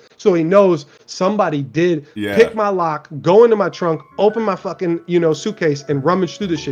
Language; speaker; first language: English; native; English